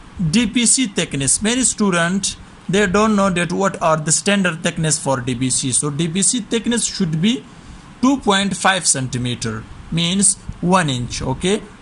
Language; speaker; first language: English; non-native, local second language; Urdu